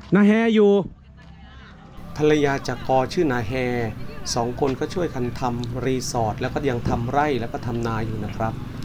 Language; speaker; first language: Thai; native; Thai